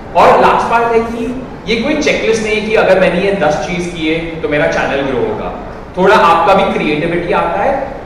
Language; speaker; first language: Hindi; non-native, local second language; Odia